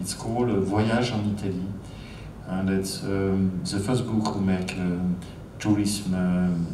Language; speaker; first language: English; non-native, learner; French